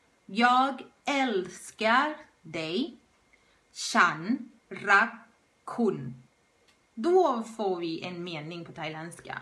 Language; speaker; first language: Swedish; non-native, fluent; Thai